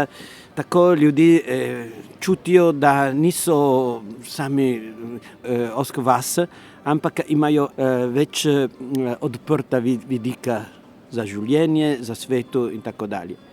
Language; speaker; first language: Slovenian; non-native, learner; Italian